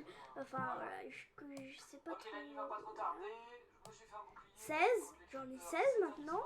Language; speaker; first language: French; native; French